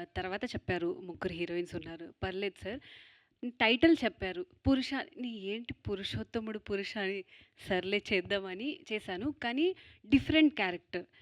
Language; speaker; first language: Telugu; non-native, fluent; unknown